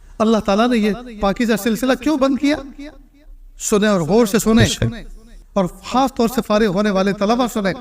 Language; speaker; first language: Urdu; native; Urdu